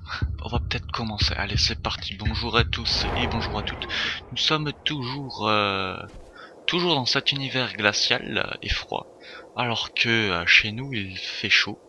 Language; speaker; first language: French; native; French